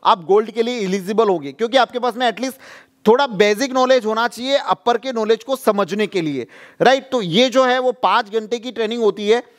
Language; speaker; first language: Hindi; non-native, local second language; Gujarati